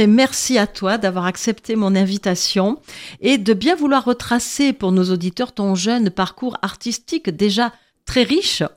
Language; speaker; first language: French; native; French